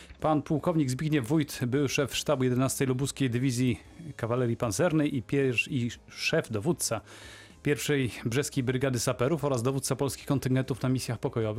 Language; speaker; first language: Polish; native; Polish